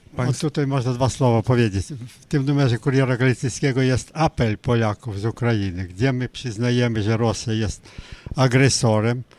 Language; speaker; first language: Polish; early bilingual, heritage; Polish